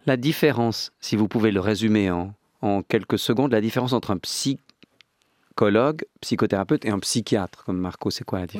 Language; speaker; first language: French; native; French